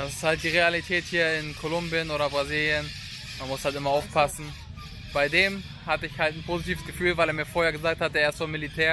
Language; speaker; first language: German; native; German